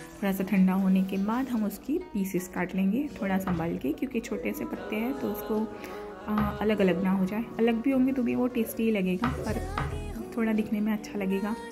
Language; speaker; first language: Hindi; non-native, local second language; Gujarati